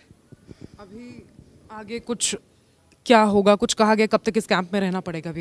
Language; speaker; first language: Hindi; native; Hindi